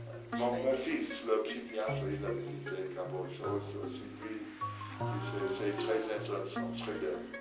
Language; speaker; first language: French; non-native, fluent; English